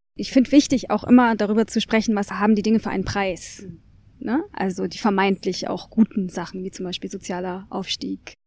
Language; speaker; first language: German; native; German